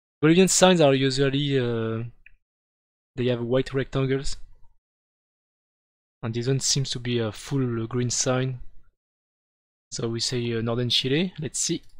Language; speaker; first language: English; non-native, fluent; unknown